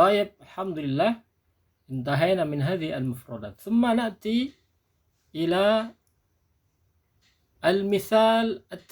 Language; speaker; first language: Arabic; non-native, fluent; Indonesian